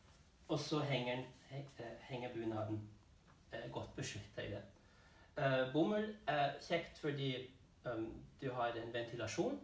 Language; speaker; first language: Norwegian; non-native, fluent; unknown